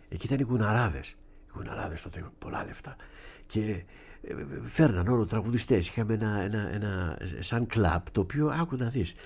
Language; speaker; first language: Greek; early bilingual, heritage; Greek